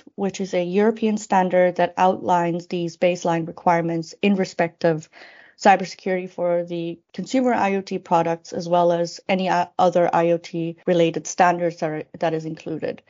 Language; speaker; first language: English; non-native, fluent; Spanish